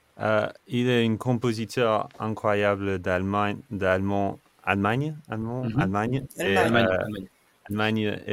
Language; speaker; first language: French; non-native, fluent; English